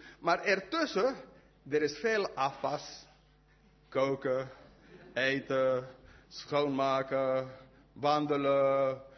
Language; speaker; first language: Dutch; non-native, fluent; English